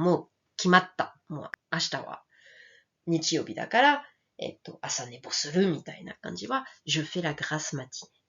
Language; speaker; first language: Japanese; non-native, fluent; French